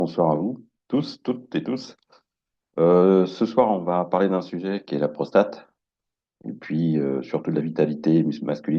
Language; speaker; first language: French; native; French